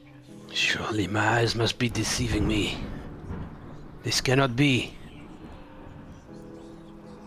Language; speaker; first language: English; non-native, fluent; French